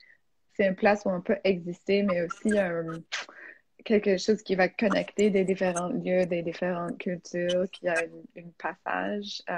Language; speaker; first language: French; non-native, fluent; English